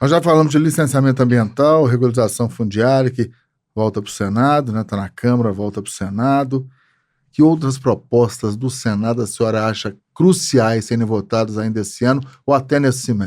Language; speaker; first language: Portuguese; native; Portuguese